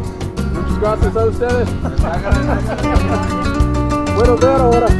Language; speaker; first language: Spanish; non-native, learner; English